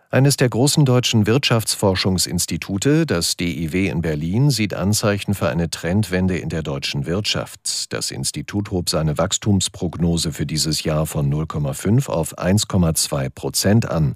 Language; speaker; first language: German; native; German